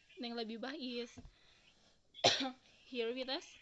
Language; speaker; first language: English; non-native, learner; Indonesian